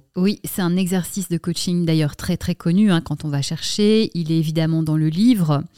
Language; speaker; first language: French; native; French